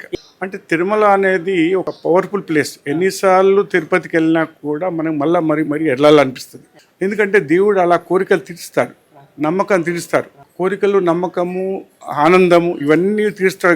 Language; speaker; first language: Telugu; native; Telugu